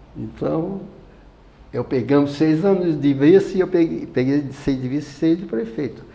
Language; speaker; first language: Portuguese; native; Portuguese